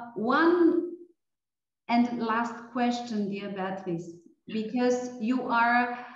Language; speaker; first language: English; non-native, fluent; Polish